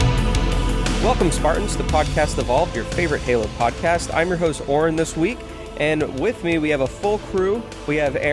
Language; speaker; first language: English; native; English